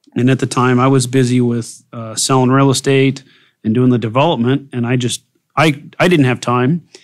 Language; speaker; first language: English; native; English